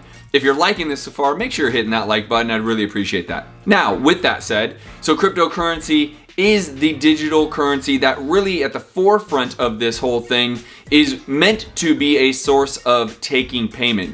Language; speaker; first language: English; native; English